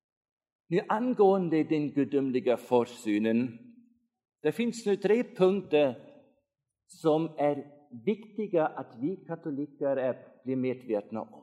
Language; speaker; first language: Swedish; non-native, fluent; German